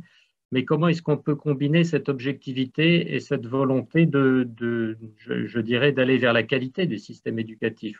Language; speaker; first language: French; native; French